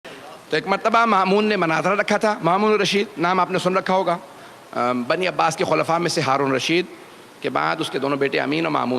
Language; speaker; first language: Urdu; native; Urdu